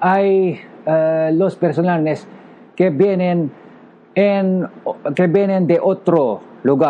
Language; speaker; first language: Spanish; non-native, learner; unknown